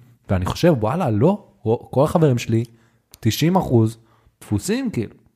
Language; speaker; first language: Hebrew; native; Hebrew